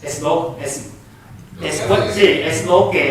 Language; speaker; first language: Spanish; non-native, fluent; Chinese